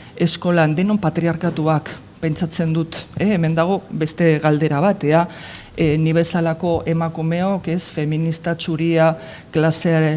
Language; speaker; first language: Basque; non-native, local second language; Spanish